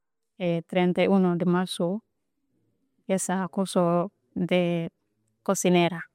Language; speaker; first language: Spanish; non-native, learner; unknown